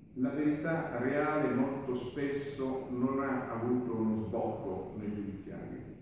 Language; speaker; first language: Italian; native; Italian